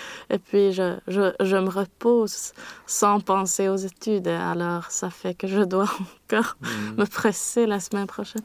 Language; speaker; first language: French; non-native, learner; Swedish